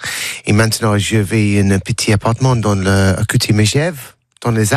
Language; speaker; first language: French; non-native, learner; English